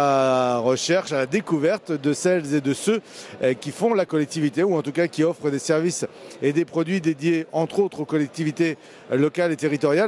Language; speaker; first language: French; native; French